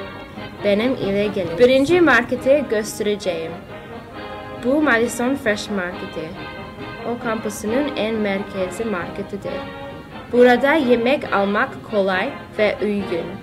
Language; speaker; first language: Turkish; non-native, learner; English